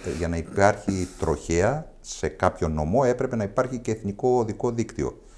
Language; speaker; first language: Greek; native; Greek